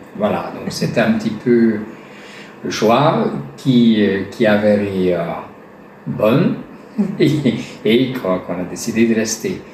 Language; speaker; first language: French; non-native, fluent; Hungarian